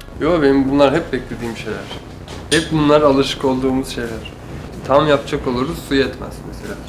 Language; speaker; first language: Turkish; native; Turkish